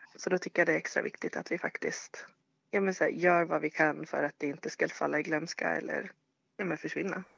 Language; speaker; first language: Swedish; native; Swedish